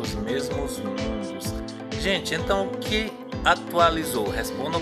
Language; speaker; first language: Portuguese; native; Portuguese